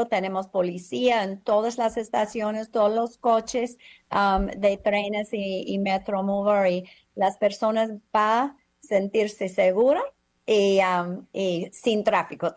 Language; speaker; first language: Spanish; non-native, fluent; English